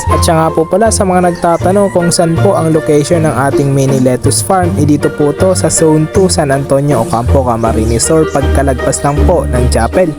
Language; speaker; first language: Filipino; non-native, local second language; Bikol